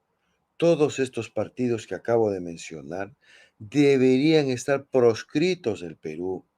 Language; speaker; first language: Spanish; native; Spanish